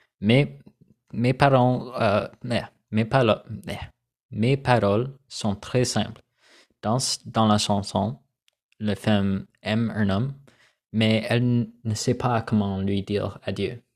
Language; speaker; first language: French; non-native, learner; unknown